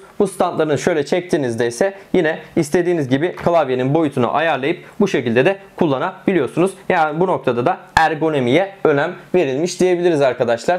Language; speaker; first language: Turkish; native; Turkish